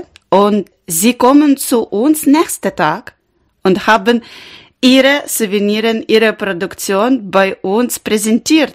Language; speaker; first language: German; non-native, learner; Ukrainian